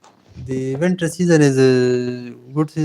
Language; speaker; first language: English; non-native, learner; Pashto